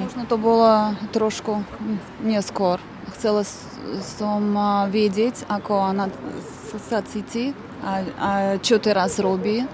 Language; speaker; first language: Slovak; non-native, learner; Azerbaijani